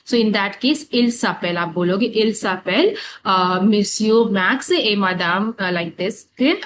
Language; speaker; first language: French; non-native, fluent; Hindi